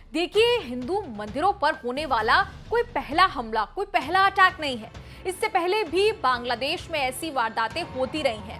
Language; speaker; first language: Hindi; native; Hindi